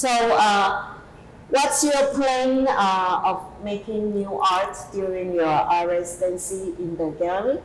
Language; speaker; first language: English; non-native, fluent; Chinese